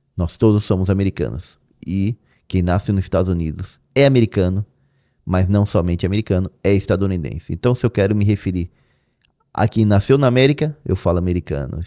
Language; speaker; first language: Portuguese; native; Portuguese